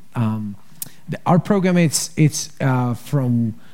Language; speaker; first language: English; early bilingual, other home language; Spanish